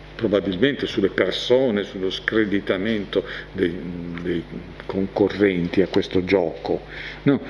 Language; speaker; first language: Italian; native; Italian